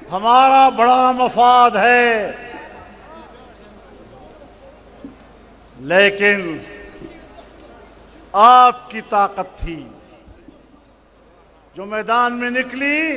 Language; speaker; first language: Urdu; non-native, local second language; Pashto